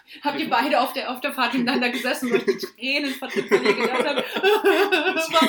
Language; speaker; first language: German; native; German